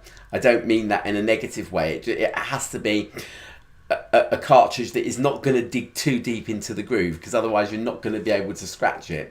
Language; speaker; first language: English; native; English